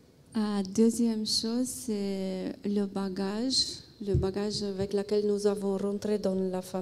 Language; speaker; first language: French; non-native, fluent; Romanian